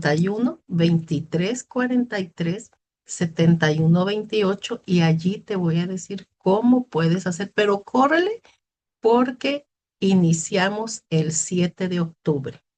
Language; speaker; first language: Spanish; native; Spanish